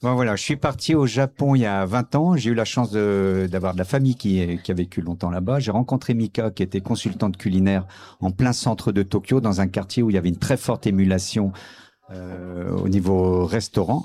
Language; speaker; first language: French; native; French